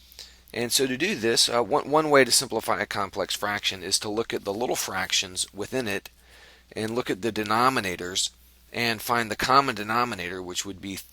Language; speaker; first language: English; native; English